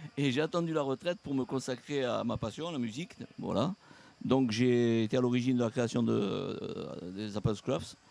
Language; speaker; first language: French; native; French